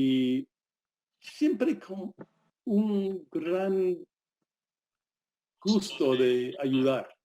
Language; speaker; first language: Spanish; non-native, fluent; English